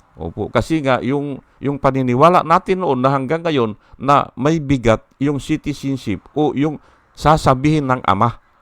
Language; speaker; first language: Filipino; native; Filipino